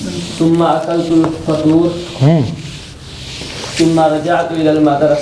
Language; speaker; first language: Arabic; non-native, learner; Urdu